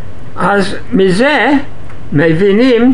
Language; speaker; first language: Hebrew; non-native, fluent; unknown